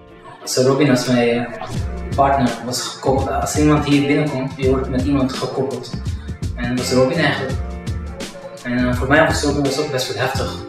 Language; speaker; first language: Dutch; non-native, fluent; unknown